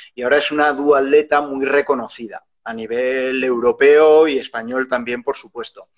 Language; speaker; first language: Spanish; native; Spanish